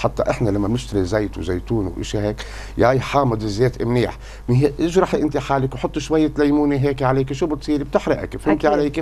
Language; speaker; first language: Arabic; native; Arabic